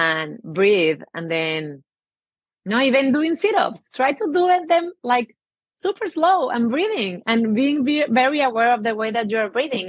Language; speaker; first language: English; non-native, fluent; Spanish